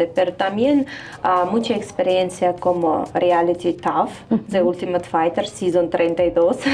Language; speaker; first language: Spanish; non-native, fluent; Russian